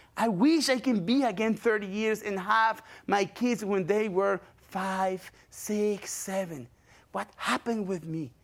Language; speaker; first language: English; non-native, fluent; Spanish